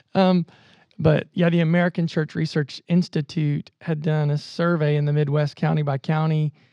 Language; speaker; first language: English; native; English